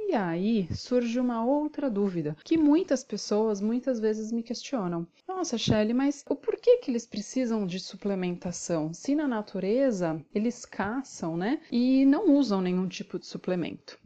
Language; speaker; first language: Portuguese; native; Portuguese